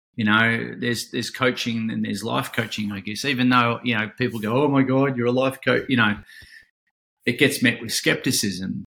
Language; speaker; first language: English; native; English